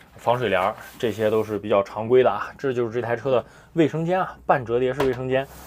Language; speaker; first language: Chinese; native; Chinese